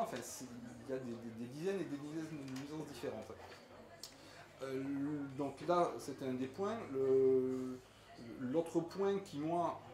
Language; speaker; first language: French; native; French